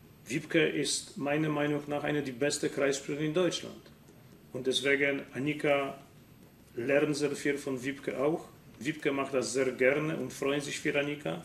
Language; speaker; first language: German; non-native, fluent; Polish